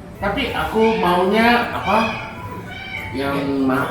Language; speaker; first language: Indonesian; non-native, fluent; Japanese